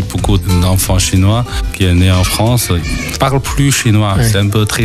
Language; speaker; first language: French; non-native, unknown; Chinese